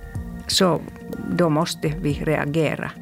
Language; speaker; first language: Swedish; non-native, local second language; Finnish